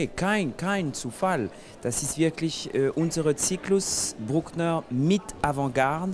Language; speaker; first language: German; non-native, fluent; French